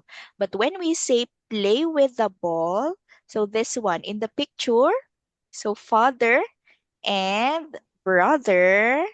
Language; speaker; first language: English; non-native, local second language; Filipino